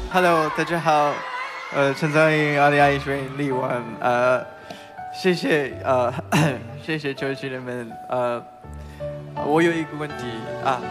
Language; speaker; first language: Chinese; non-native, learner; Japanese